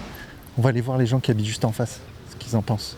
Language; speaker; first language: French; native; French